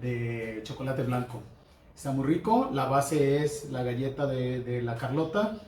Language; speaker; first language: Spanish; native; Spanish